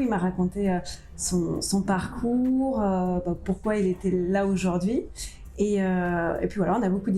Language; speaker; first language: French; native; French